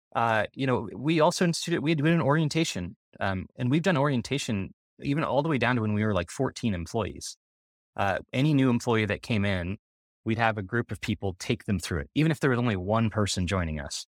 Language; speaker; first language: English; native; English